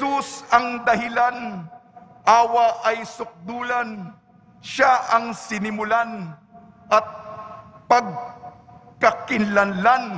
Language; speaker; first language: Filipino; native; Filipino